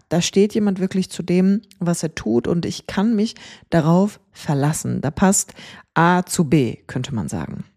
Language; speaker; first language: German; native; German